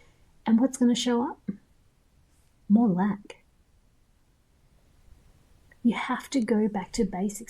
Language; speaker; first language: English; native; English